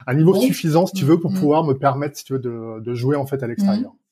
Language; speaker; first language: French; native; French